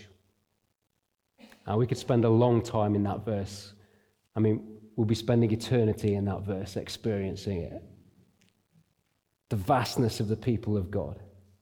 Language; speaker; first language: English; native; English